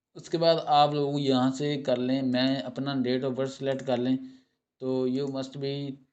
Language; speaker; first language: Urdu; non-native, local second language; Punjabi